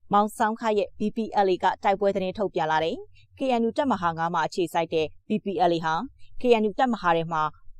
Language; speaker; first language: Burmese; native; Burmese